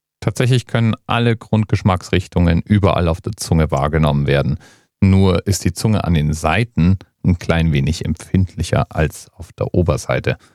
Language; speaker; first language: German; native; German